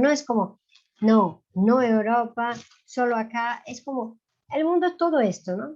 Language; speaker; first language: Spanish; non-native, fluent; Portuguese